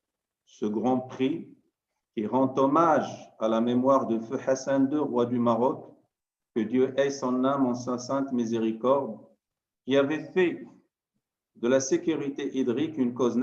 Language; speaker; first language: French; non-native, local second language; Arabic